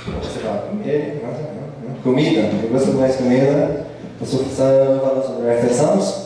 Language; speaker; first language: Portuguese; non-native, learner; English